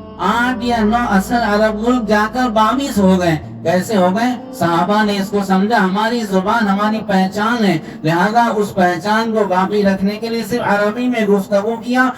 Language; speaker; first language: Urdu; native; Urdu